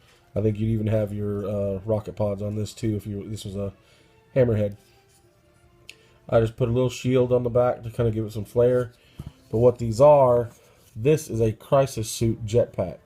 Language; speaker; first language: English; native; English